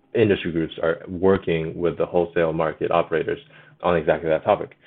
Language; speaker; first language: English; early bilingual, other home language; Chinese